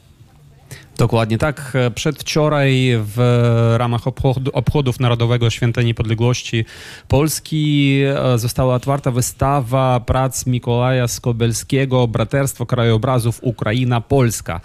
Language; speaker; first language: Polish; non-native, fluent; Ukrainian